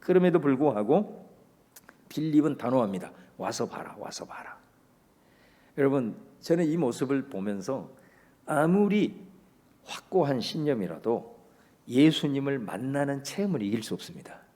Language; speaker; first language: Korean; native; Korean